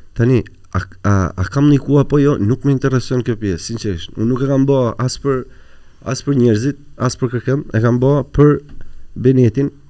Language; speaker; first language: Albanian; native; Albanian